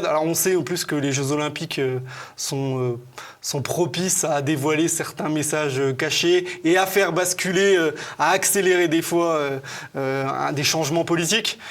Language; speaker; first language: French; native; French